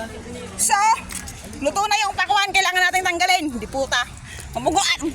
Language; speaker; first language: Filipino; non-native, local second language; Bikol